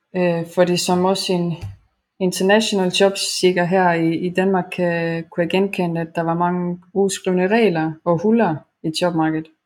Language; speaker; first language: Danish; non-native, fluent; Estonian